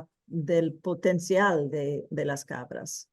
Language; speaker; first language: Spanish; early bilingual, heritage; Spanish